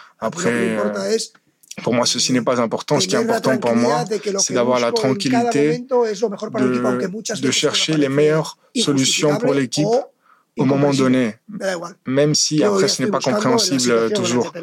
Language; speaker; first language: French; non-native, fluent; Spanish